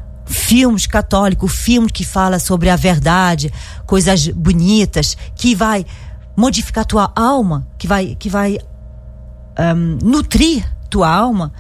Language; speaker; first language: Portuguese; non-native, fluent; French